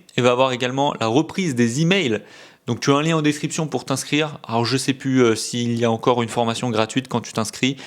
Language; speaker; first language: French; native; French